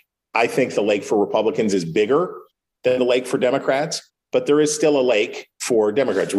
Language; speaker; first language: English; native; English